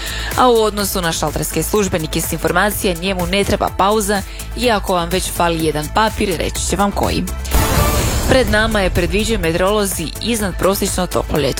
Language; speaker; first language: Croatian; native; Croatian